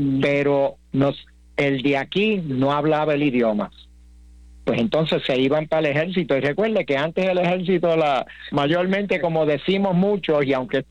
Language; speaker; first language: Spanish; native; Spanish